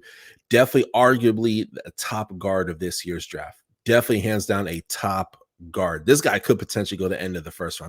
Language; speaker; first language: English; native; English